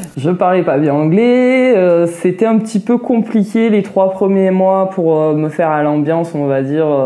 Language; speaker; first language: French; native; French